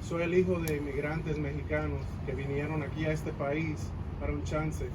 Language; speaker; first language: Spanish; early bilingual, heritage; Spanish